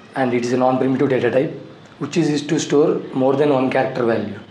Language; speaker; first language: English; non-native, local second language; Telugu